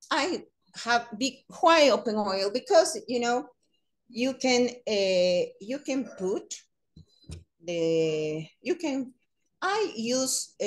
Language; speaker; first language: English; non-native, learner; Spanish